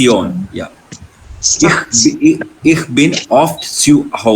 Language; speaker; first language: German; non-native, learner; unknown